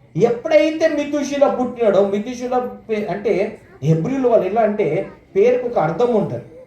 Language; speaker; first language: Telugu; non-native, local second language; Marathi